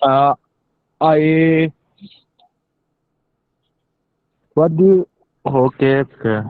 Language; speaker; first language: English; non-native, learner; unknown